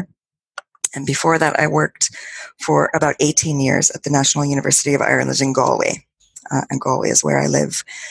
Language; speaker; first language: English; native; English